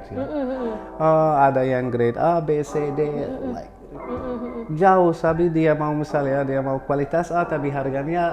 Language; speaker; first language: Indonesian; non-native, learner; Arabic